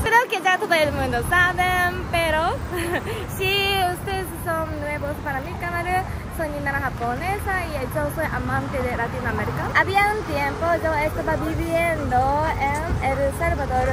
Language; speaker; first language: Spanish; non-native, learner; Japanese